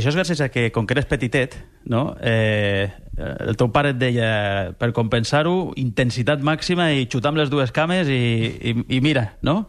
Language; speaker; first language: Catalan; native; Catalan